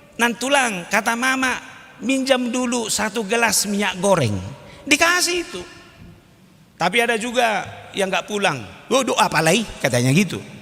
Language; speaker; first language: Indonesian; non-native, local second language; Batak Toba